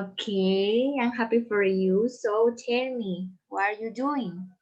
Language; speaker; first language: English; non-native, learner; Spanish